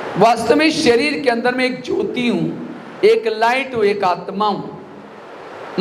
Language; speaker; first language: Hindi; non-native, local second language; Marathi